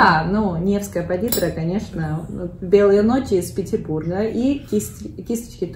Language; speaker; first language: Russian; early bilingual, heritage; Russian